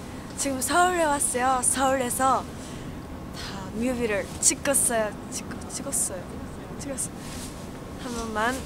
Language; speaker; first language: Korean; non-native, fluent; Japanese